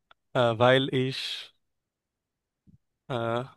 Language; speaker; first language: German; non-native, learner; Bangla